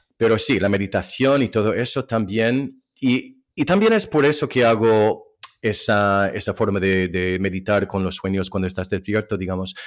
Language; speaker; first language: Spanish; non-native, fluent; English